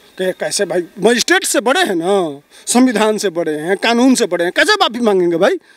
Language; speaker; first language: Hindi; native; Hindi